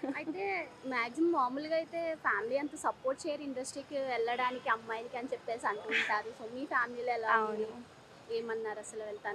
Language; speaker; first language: Telugu; native; Telugu